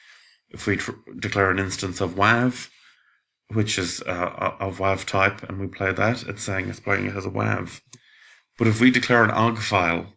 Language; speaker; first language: English; native; English